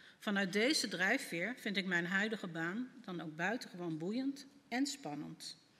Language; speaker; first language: Dutch; native; Dutch